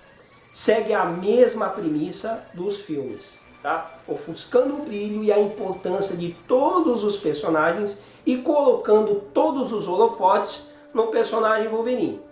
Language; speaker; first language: Portuguese; native; Portuguese